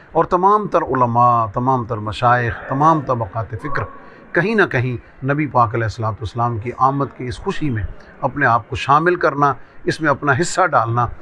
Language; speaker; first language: Urdu; non-native, local second language; Punjabi